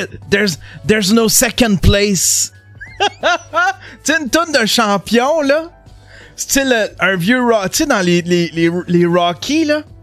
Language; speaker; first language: French; native; French